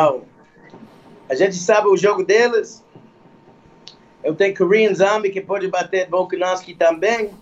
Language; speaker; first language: Portuguese; non-native, fluent; English